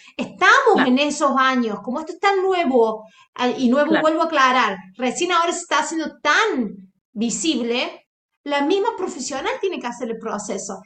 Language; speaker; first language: Spanish; native; Spanish